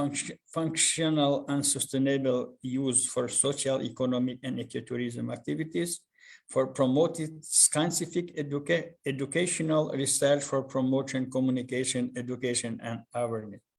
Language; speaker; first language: English; non-native, learner; Albanian